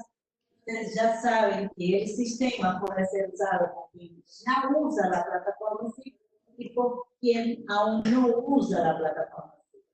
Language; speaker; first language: Spanish; non-native, fluent; Portuguese